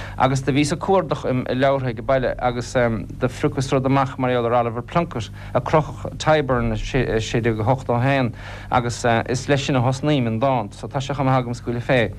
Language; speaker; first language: Irish; non-native, local second language; English